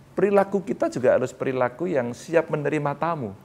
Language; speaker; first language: Indonesian; native; Indonesian